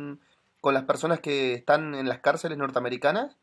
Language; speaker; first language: Spanish; native; Spanish